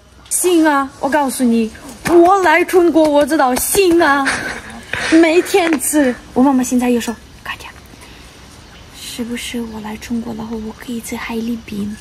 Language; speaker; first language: Chinese; non-native, learner; Ukrainian